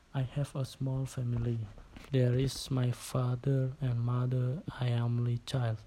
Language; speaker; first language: English; non-native, learner; Indonesian